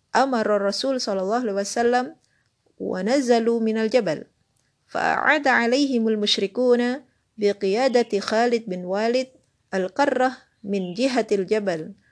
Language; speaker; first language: Arabic; non-native, learner; Indonesian